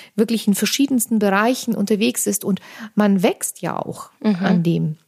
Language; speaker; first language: German; non-native, fluent; Armenian